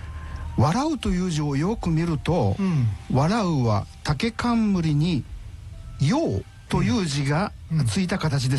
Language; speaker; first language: Japanese; native; Japanese